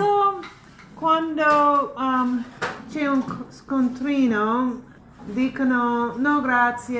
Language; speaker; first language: Italian; non-native, learner; English